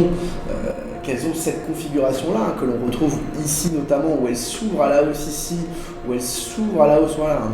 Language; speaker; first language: French; native; French